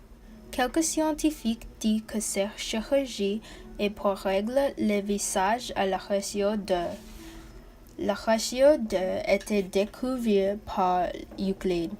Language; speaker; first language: French; non-native, learner; English